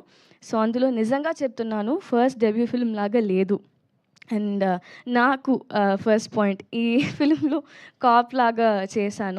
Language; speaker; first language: Telugu; non-native, learner; Tamil